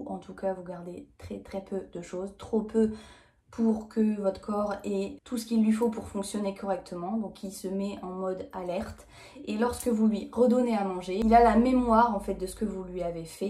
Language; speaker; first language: French; native; French